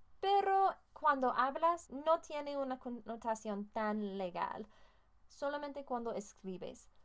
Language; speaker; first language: Spanish; non-native, learner; English